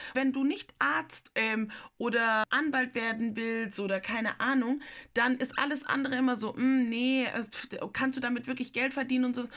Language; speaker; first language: German; early bilingual, other home language; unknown